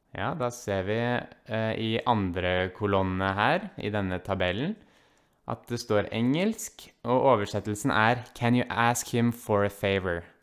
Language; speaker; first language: Norwegian; native; Norwegian